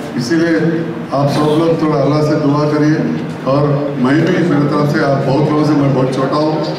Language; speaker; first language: Urdu; non-native, local second language; Telugu